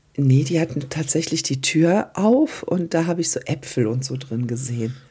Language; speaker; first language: German; early bilingual, other home language; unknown